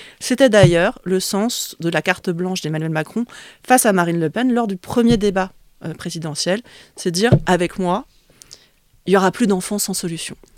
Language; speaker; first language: French; early bilingual, other home language; Vietnamese